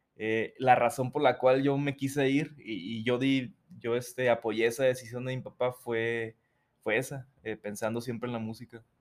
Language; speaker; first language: Spanish; native; Spanish